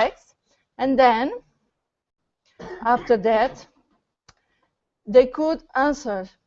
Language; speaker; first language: English; non-native, learner; Portuguese